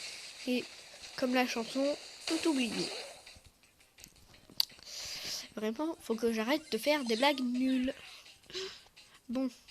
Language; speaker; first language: French; native; French